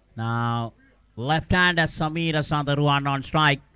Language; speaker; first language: English; non-native, local second language; Sinhala